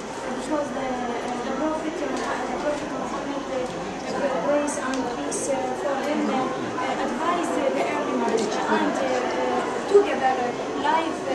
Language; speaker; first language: English; non-native, learner; Arabic